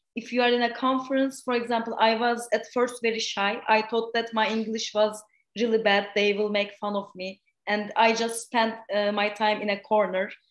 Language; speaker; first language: English; non-native, fluent; Turkish